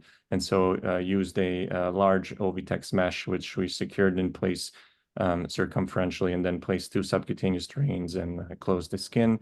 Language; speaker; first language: English; native; English